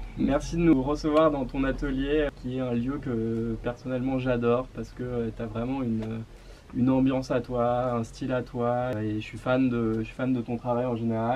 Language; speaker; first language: French; native; French